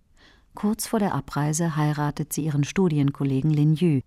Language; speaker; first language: German; native; German